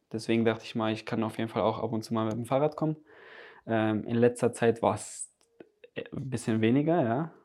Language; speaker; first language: German; early bilingual, other home language; Polish